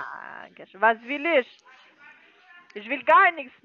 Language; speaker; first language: German; non-native, learner; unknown